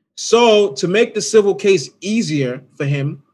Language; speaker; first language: English; native; English